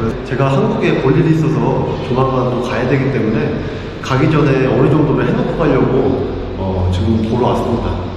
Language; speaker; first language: Korean; native; Korean